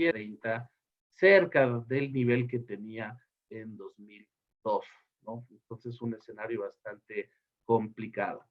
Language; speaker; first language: Spanish; native; Spanish